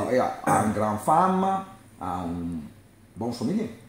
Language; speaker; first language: French; non-native, learner; Italian